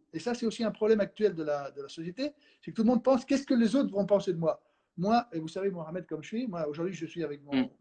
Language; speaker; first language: French; non-native, fluent; Spanish